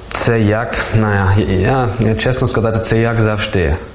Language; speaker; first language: Ukrainian; non-native, learner; German